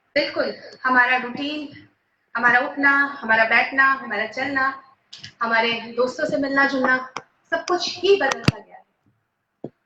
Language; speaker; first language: Hindi; non-native, local second language; Bangla